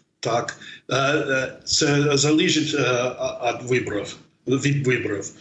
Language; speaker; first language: Ukrainian; non-native, learner; English